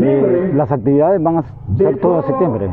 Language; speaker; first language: Spanish; native; Spanish